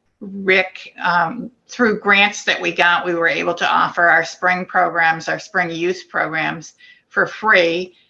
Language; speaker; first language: English; native; English